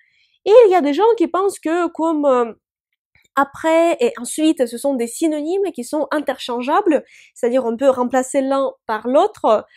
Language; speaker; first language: French; non-native, fluent; Russian